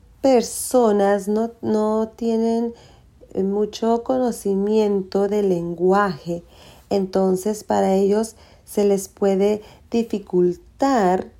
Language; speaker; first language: Spanish; early bilingual, heritage; Spanish